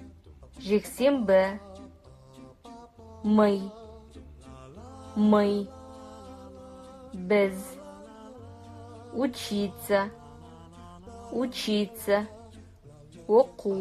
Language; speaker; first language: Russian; non-native, fluent; Kazakh